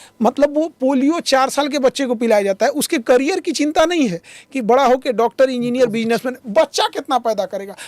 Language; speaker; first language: Hindi; native; Hindi